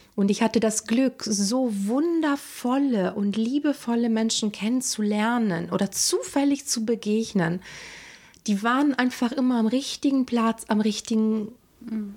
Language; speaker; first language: German; non-native, fluent; Italian